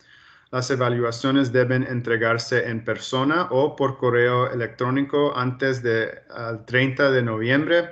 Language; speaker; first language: Spanish; early bilingual, heritage; Spanish